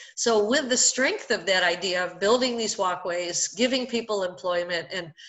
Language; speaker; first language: English; native; English